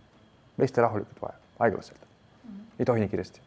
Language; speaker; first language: Estonian; non-native, learner; Russian